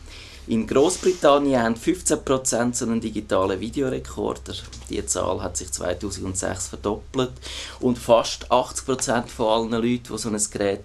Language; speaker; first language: German; native; German